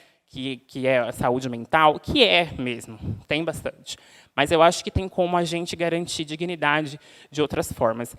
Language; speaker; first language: Portuguese; native; Portuguese